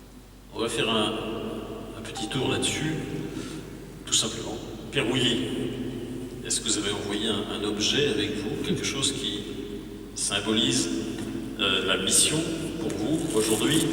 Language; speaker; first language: French; native; French